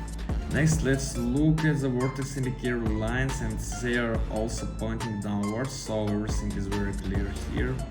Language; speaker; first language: English; non-native, fluent; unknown